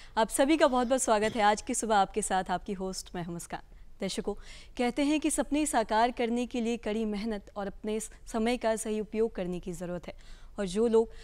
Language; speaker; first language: Hindi; native; Hindi